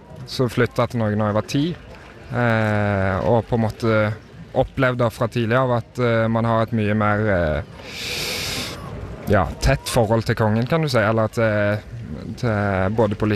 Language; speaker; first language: Norwegian; early bilingual, other home language; German